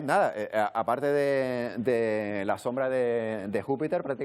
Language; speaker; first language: Spanish; native; Spanish